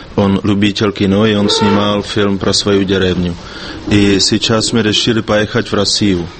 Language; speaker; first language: Russian; non-native, fluent; Czech